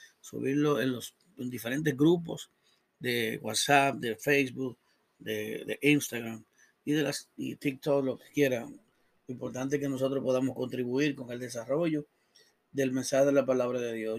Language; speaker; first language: Spanish; native; Spanish